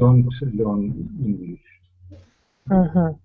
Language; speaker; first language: English; non-native, learner; Russian